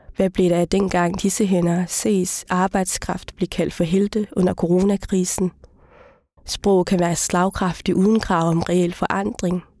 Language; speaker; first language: Danish; early bilingual, other home language; Somali